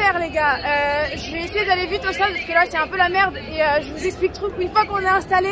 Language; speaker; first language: French; native; French